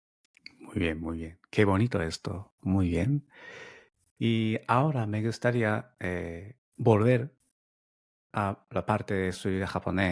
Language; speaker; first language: Spanish; non-native, fluent; Japanese